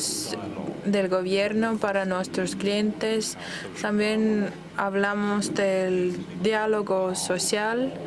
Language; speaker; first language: Spanish; non-native, fluent; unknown